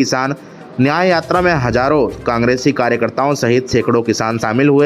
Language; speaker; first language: Hindi; native; Hindi